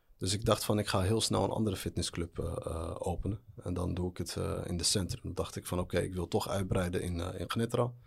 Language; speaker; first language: Dutch; early bilingual, other home language; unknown